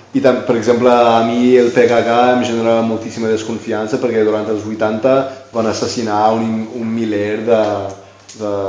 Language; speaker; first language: Catalan; non-native, fluent; English